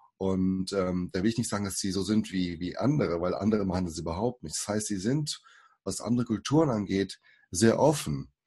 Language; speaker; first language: German; early bilingual, other home language; Portuguese